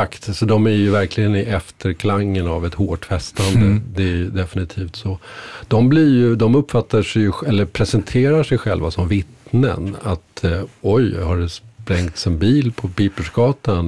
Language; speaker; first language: Swedish; native; Swedish